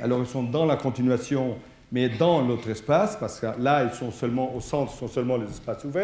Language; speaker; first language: French; non-native, fluent; Portuguese